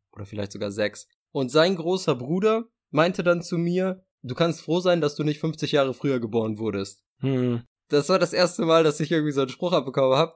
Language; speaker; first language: German; native; German